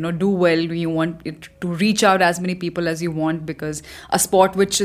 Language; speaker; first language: English; non-native, local second language; Hindi